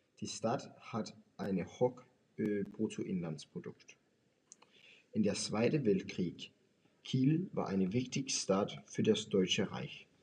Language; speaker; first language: German; non-native, learner; Danish